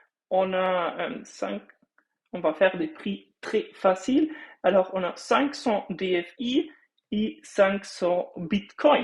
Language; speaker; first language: French; non-native, fluent; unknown